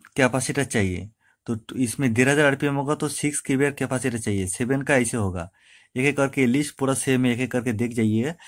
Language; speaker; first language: Hindi; non-native, local second language; Bangla